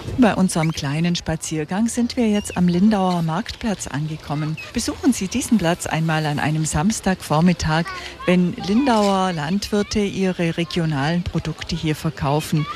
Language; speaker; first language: German; native; German